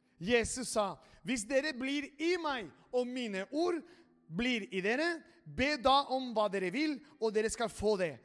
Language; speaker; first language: Norwegian; non-native, fluent; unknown